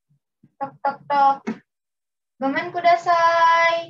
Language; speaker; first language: Japanese; non-native, learner; Indonesian